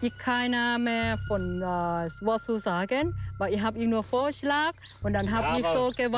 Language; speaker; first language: German; non-native, learner; Thai